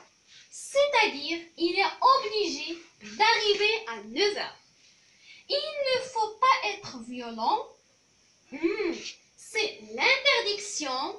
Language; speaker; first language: French; non-native, local second language; Arabic